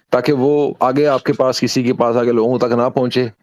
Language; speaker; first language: Urdu; non-native, local second language; Punjabi